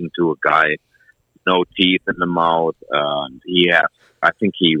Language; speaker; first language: English; non-native, fluent; German